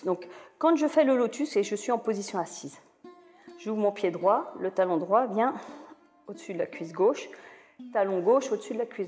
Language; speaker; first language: French; native; French